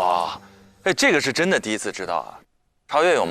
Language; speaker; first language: Chinese; native; Chinese